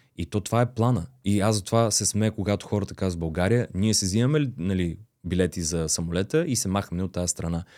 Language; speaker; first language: Bulgarian; native; Bulgarian